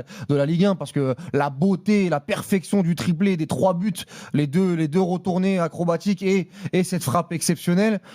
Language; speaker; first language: French; native; French